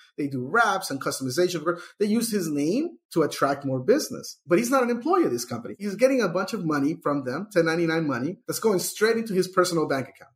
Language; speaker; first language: English; early bilingual, other home language; Spanish